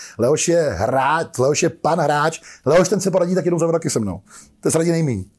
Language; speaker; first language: Czech; native; Czech